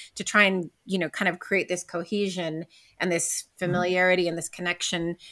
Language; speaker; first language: English; native; English